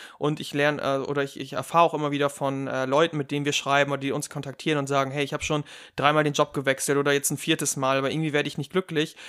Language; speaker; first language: German; native; German